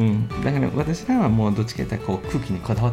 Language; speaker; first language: Japanese; native; Japanese